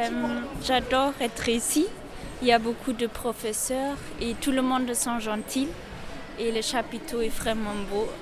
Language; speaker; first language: French; non-native, learner; German